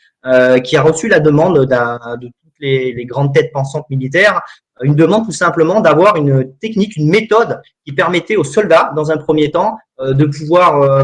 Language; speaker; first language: French; native; French